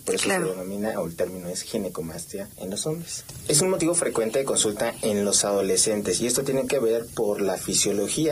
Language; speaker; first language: Spanish; native; Spanish